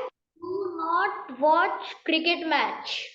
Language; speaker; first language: English; non-native, learner; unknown